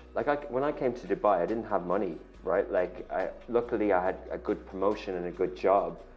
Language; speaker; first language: English; native; English